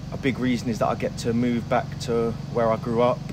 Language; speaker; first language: English; native; English